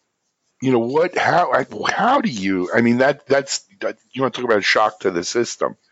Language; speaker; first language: English; native; English